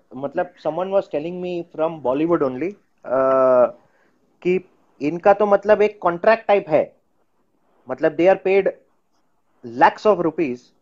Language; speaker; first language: Hindi; non-native, local second language; Gujarati